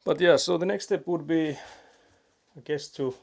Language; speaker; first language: English; non-native, fluent; Finnish